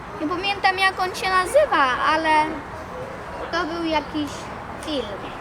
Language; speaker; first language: Polish; early bilingual, other home language; Russian